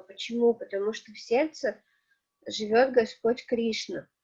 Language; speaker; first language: Russian; native; Russian